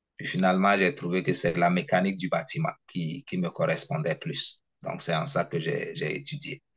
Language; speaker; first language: French; non-native, local second language; Ewe